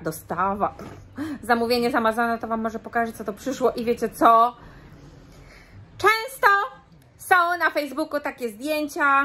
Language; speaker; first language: Polish; native; Polish